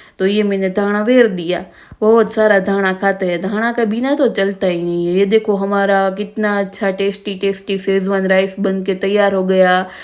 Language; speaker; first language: Hindi; non-native, local second language; Gujarati